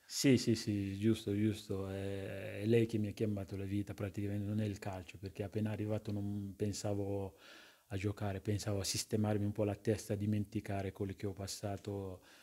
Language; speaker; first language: Italian; non-native, fluent; English